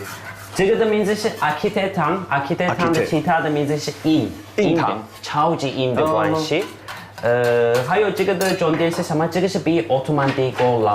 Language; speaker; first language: Chinese; non-native, fluent; Turkish